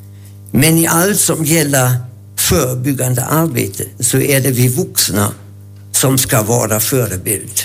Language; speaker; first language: Swedish; non-native, fluent; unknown